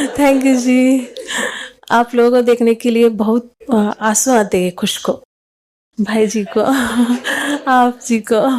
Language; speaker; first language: Hindi; non-native, local second language; Kannada